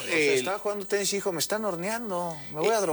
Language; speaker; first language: Spanish; native; Spanish